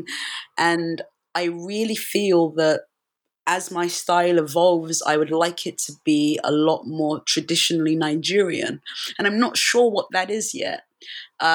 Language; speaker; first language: English; native; English